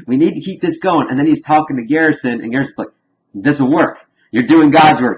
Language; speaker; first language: English; native; English